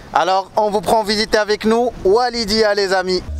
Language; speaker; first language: French; native; French